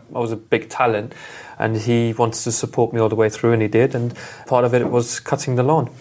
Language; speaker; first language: English; non-native, fluent; German